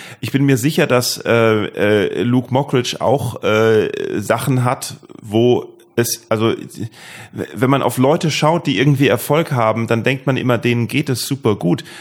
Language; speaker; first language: German; native; German